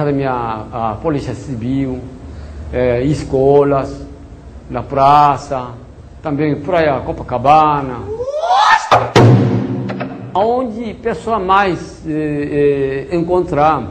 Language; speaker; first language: Portuguese; non-native, learner; Korean